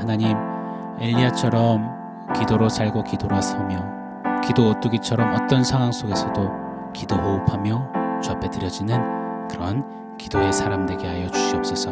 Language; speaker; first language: Korean; native; Korean